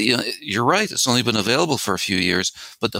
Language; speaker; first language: English; native; English